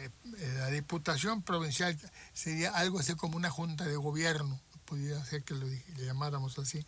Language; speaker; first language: Spanish; native; Spanish